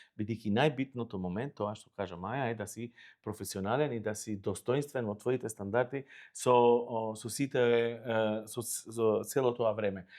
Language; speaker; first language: Macedonian; non-native, local second language; Albanian